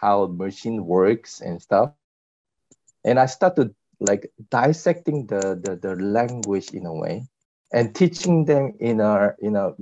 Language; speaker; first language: English; non-native, fluent; Korean